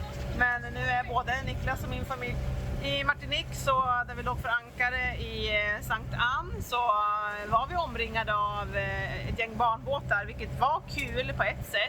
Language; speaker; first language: Swedish; native; Swedish